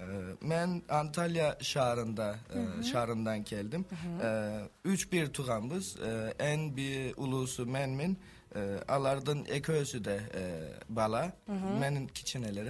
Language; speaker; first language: Kyrgyz; non-native, learner; Turkish